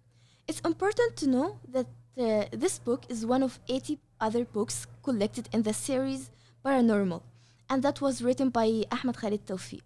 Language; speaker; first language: English; non-native, fluent; Arabic